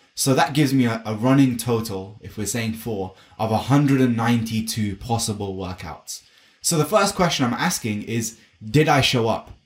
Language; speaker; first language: English; native; English